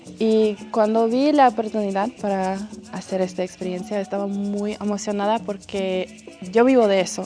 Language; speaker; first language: Spanish; non-native, fluent; English